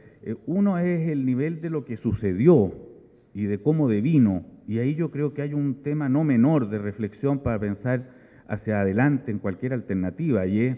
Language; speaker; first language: Spanish; native; Spanish